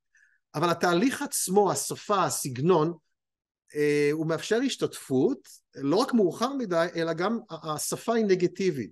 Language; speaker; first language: Hebrew; native; Hebrew